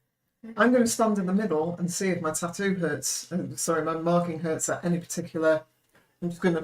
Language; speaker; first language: English; native; English